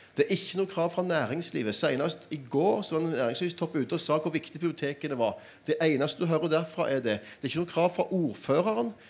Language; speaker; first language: Norwegian; native; Norwegian